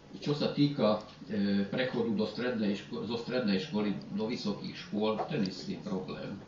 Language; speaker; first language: Slovak; early bilingual, heritage; Slovak